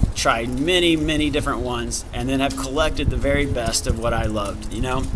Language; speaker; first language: English; native; English